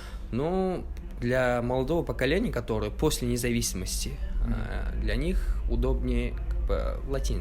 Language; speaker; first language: Russian; non-native, local second language; Uzbek